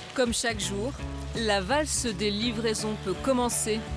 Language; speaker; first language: French; native; French